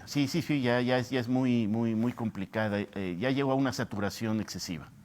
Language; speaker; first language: Spanish; native; Spanish